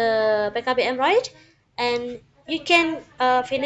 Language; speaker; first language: English; non-native, learner; Indonesian